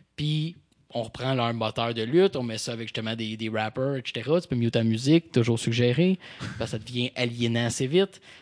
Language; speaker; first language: French; native; French